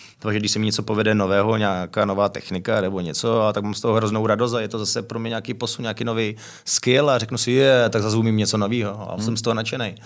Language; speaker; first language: Czech; native; Czech